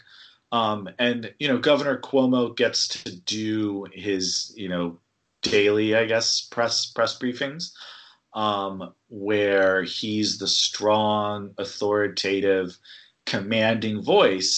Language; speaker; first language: English; native; English